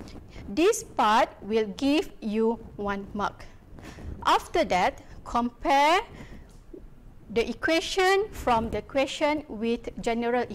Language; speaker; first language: English; non-native, local second language; Malay